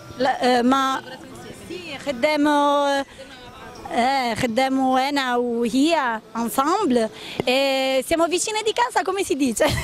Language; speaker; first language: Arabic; non-native, learner; Italian